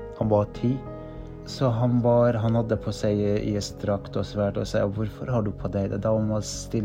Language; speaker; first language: Norwegian; non-native, fluent; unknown